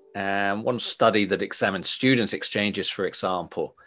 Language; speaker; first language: English; native; English